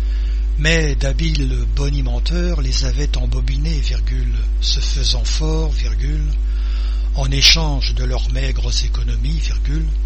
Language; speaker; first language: French; native; French